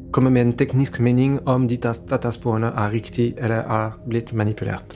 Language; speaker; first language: Norwegian; non-native, fluent; French